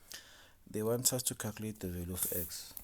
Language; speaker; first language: English; non-native, local second language; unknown